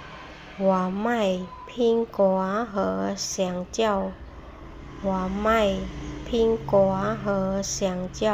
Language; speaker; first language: Chinese; non-native, fluent; Khmer